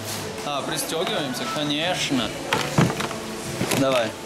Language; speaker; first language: Russian; native; Russian